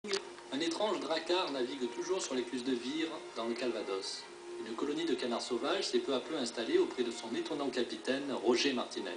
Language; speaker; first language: French; native; French